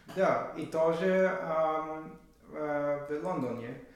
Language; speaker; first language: Russian; non-native, learner; German